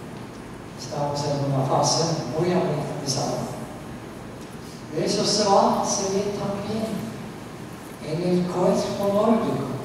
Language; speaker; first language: Spanish; non-native, fluent; Norwegian